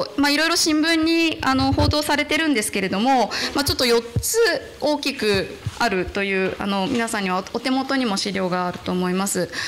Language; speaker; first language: Japanese; native; Japanese